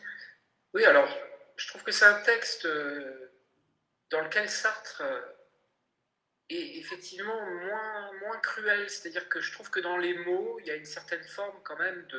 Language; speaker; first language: French; native; French